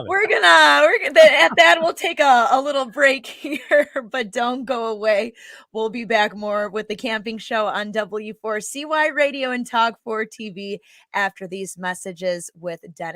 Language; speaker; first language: English; native; English